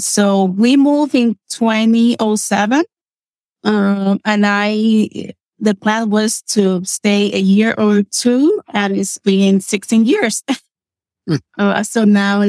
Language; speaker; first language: English; non-native, fluent; Spanish